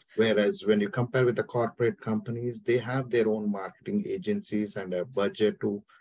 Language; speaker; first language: English; non-native, local second language; Telugu